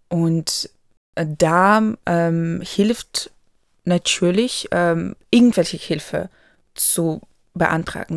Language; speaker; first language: German; non-native, local second language; Ukrainian